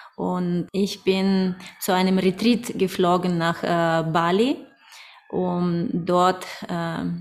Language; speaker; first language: German; early bilingual, other home language; Russian